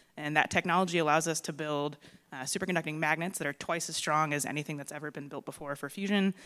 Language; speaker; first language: English; native; English